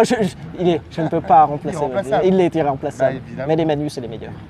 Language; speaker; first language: French; native; French